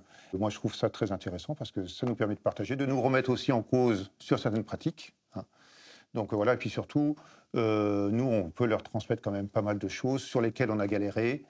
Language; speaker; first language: French; native; French